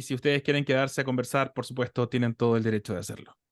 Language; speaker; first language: Spanish; native; Spanish